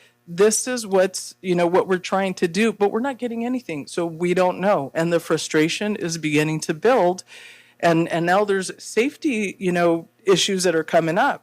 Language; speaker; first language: English; native; English